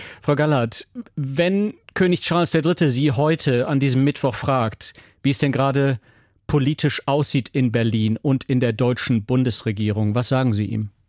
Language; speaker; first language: German; native; German